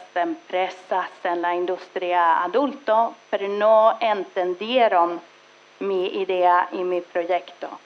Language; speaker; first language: Spanish; non-native, fluent; Swedish